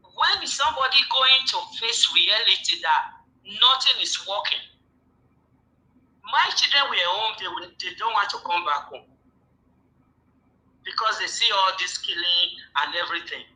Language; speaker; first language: English; non-native, local second language; Bini